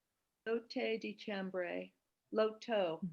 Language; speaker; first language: Italian; non-native, learner; English